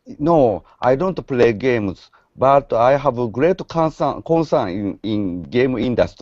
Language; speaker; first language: English; non-native, learner; Japanese